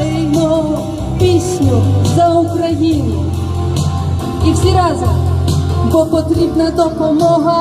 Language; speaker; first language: Polish; non-native, learner; Ukrainian